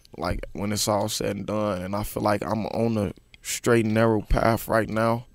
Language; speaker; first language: English; native; English